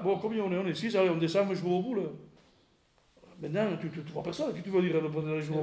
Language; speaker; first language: French; native; French